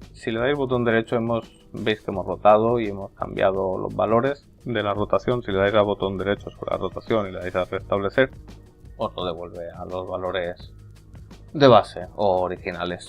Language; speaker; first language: Spanish; native; Spanish